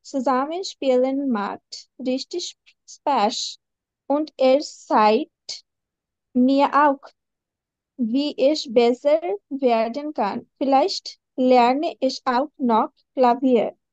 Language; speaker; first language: German; non-native, learner; Bangla